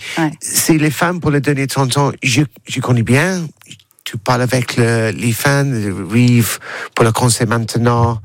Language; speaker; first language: French; non-native, learner; English